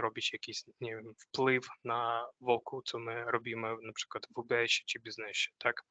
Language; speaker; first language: Polish; non-native, fluent; Ukrainian